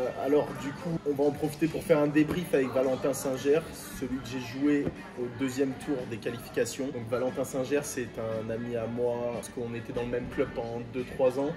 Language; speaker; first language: French; native; French